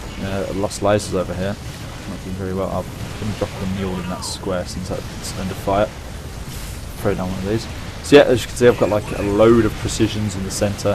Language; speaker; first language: English; native; English